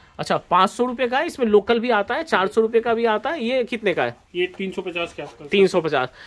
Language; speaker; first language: Hindi; native; Hindi